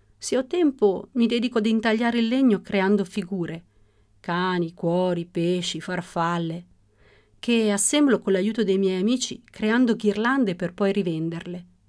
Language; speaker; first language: Italian; early bilingual, other home language; Russian